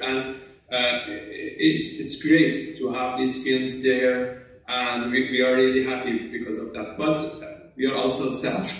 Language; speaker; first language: English; non-native, fluent; Persian